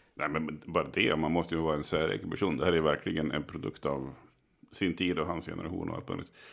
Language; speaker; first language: Swedish; native; Swedish